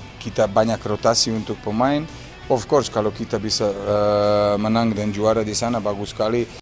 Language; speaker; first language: Indonesian; non-native, fluent; Serbian